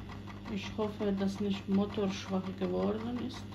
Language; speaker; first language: German; non-native, learner; Bosnian